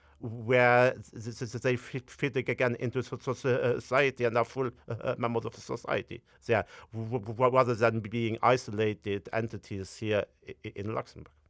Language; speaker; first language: English; non-native, fluent; Luxembourgish